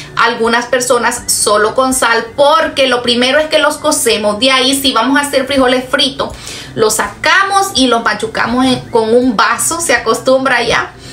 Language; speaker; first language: Spanish; native; Spanish